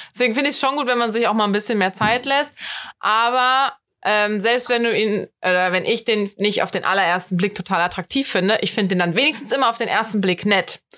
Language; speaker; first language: German; native; German